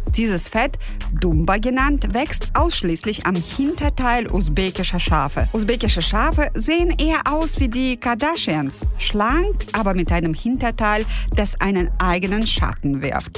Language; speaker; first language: German; non-native, fluent; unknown